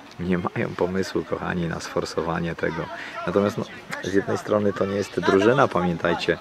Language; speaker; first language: Polish; native; Polish